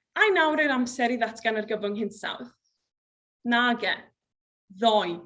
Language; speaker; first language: Welsh; native; Welsh